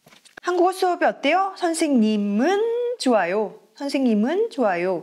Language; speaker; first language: Korean; non-native, learner; German